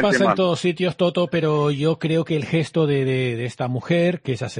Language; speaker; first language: Spanish; native; Spanish